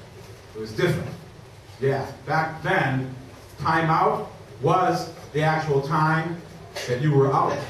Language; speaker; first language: English; native; English